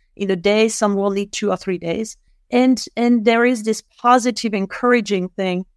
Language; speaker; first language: English; non-native, fluent; French